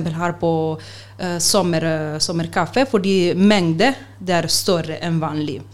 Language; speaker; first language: Norwegian; non-native, learner; Italian